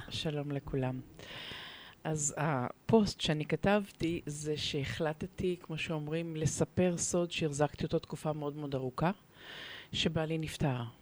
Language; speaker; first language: Hebrew; native; Hebrew